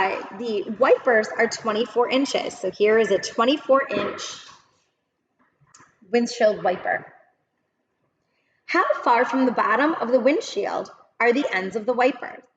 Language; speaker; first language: English; native; English